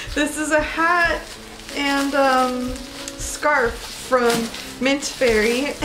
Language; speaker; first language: English; native; English